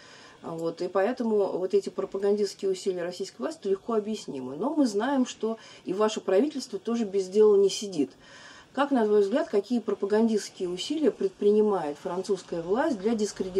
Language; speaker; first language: Russian; native; Russian